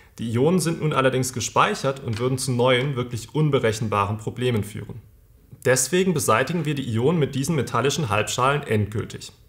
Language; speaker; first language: German; native; German